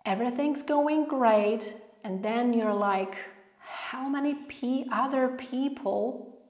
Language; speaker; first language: English; non-native, fluent; Polish